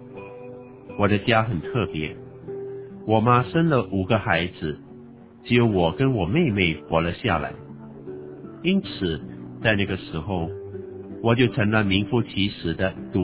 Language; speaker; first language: Chinese; native; Chinese